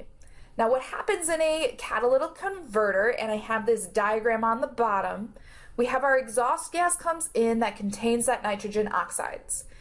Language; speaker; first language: English; native; English